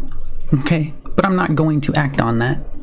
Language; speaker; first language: English; native; English